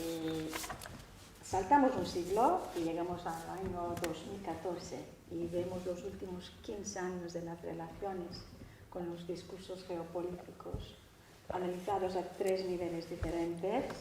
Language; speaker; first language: Spanish; non-native, fluent; Turkish